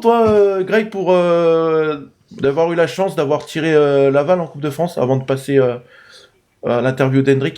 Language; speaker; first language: French; native; French